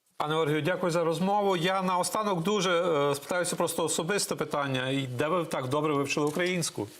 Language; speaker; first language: Ukrainian; native; Ukrainian